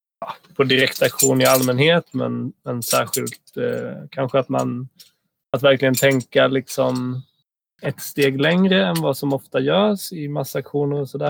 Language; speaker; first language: Swedish; native; Swedish